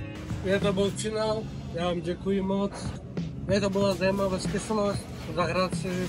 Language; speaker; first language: Czech; non-native, fluent; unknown